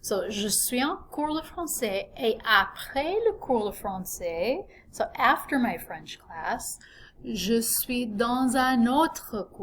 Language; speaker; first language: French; non-native, fluent; English